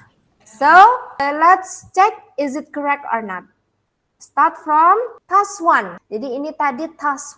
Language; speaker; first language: English; non-native, fluent; Indonesian